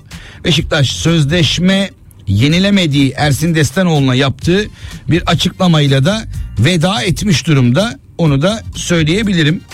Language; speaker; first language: Turkish; native; Turkish